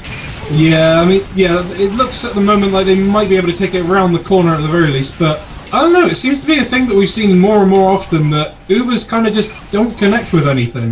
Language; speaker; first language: English; native; English